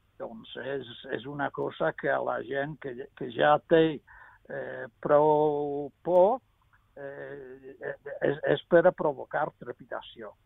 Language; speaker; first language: Catalan; non-native, fluent; English